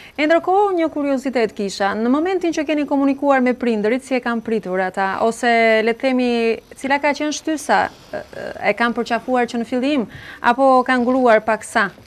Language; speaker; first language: Albanian; native; Albanian